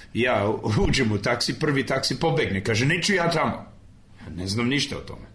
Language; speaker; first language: Serbian; early bilingual, other home language; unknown